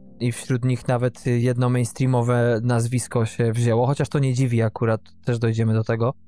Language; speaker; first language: Polish; native; Polish